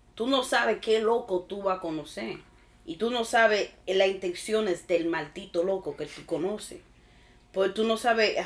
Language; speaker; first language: Spanish; early bilingual, heritage; Spanish